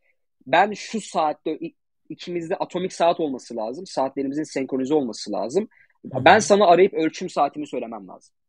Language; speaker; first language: Turkish; native; Turkish